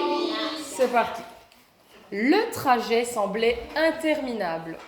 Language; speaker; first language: French; native; French